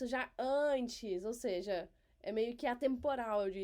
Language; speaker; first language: Portuguese; native; Portuguese